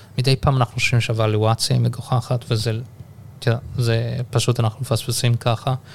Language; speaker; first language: Hebrew; early bilingual, heritage; Hebrew